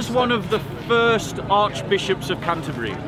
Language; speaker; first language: English; native; English